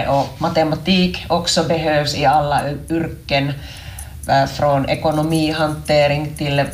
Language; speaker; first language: Swedish; non-native, local second language; Finnish